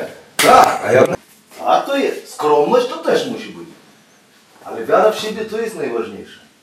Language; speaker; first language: Polish; non-native, fluent; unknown